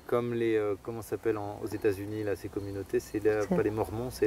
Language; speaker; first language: French; native; French